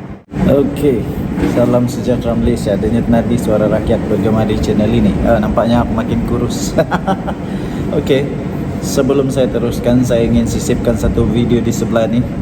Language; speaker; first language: Malay; native; Malay